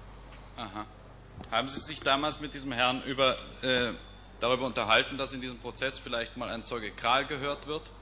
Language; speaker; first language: German; native; German